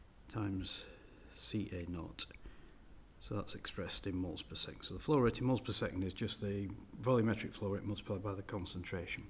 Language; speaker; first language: English; native; English